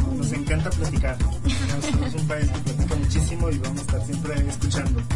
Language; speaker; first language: Spanish; native; Spanish